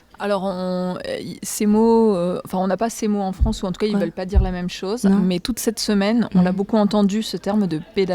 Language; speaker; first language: French; native; French